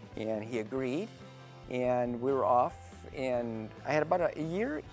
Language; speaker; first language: English; native; English